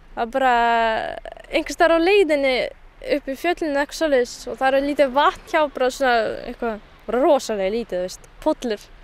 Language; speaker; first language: Icelandic; early bilingual, heritage; Icelandic